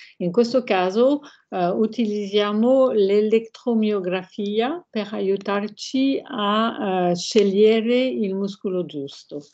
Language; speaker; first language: Italian; non-native, fluent; French